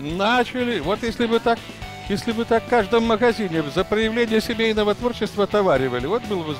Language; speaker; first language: Russian; native; Russian